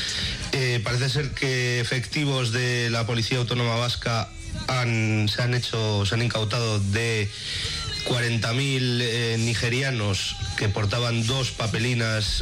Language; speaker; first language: Spanish; native; Spanish